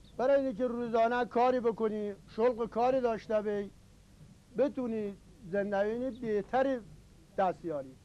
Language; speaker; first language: Persian; non-native, local second language; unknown